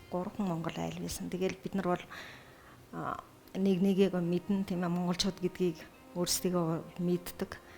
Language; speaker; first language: Mongolian; early bilingual, heritage; Mongolian